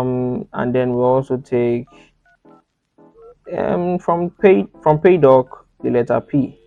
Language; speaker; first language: English; non-native, local second language; Yoruba